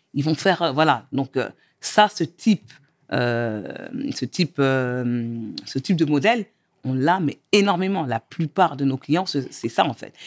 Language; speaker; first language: French; early bilingual, other home language; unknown